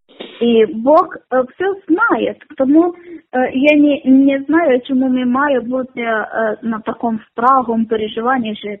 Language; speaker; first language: Ukrainian; non-native, learner; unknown